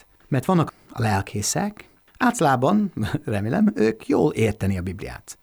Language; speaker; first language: Hungarian; non-native, fluent; English